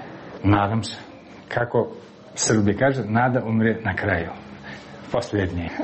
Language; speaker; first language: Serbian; non-native, learner; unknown